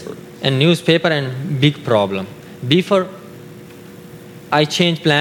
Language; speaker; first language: English; non-native, learner; Urdu